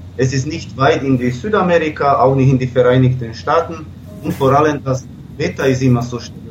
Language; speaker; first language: German; non-native, fluent; Slovak